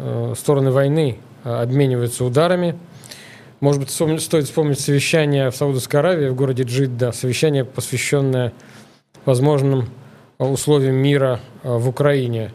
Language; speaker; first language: Russian; native; Russian